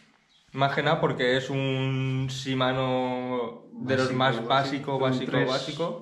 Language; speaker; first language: Spanish; native; Spanish